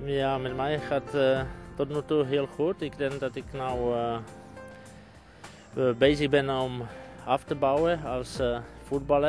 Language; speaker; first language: Dutch; non-native, fluent; Czech